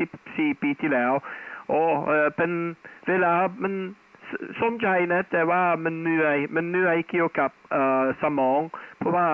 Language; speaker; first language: Thai; non-native, fluent; Dutch